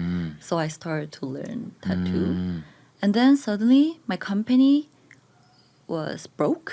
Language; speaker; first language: English; non-native, learner; Korean